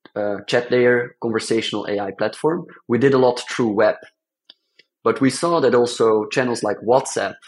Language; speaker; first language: English; non-native, fluent; Dutch